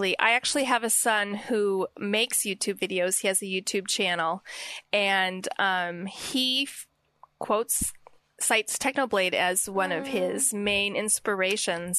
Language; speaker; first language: English; native; English